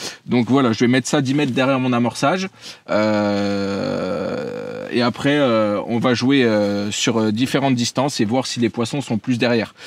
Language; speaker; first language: French; native; French